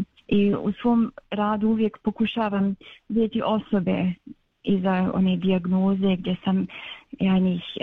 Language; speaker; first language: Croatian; early bilingual, other home language; Bosnian